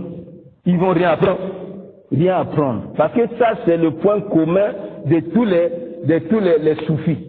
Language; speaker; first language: French; non-native, local second language; Lingala